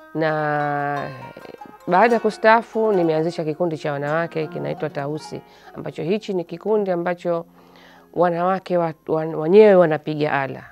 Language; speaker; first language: Swahili; native; Swahili